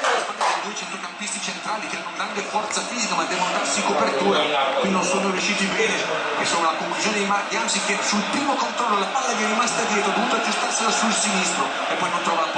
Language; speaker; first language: Italian; native; Italian